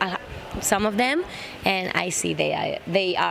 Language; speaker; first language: English; non-native, fluent; Spanish